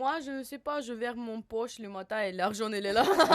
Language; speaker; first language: French; non-native, learner; Russian